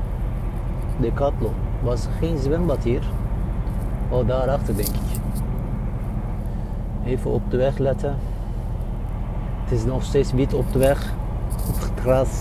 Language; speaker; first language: Dutch; non-native, fluent; Turkish